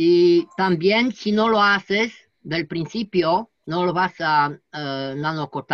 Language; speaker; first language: Spanish; non-native, learner; French